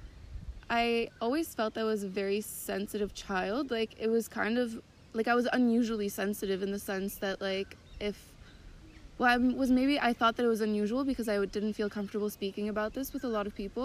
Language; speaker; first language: English; native; English